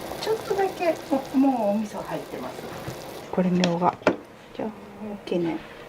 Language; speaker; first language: Japanese; native; Japanese